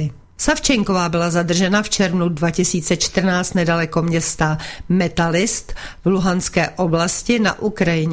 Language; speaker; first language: Czech; native; Czech